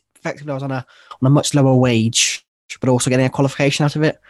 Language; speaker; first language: English; native; English